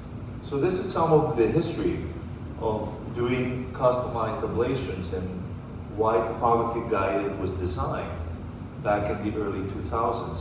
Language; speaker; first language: English; non-native, fluent; Greek